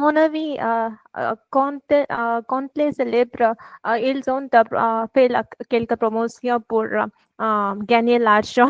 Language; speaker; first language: French; non-native, learner; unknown